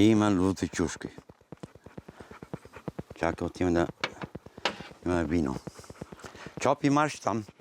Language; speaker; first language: Bulgarian; non-native, learner; Italian